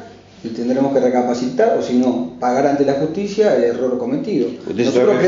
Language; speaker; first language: Spanish; native; Spanish